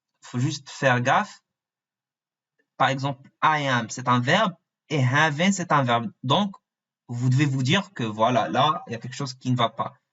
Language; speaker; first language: French; non-native, fluent; Arabic